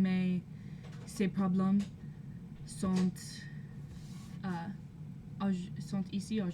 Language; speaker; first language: French; non-native, learner; English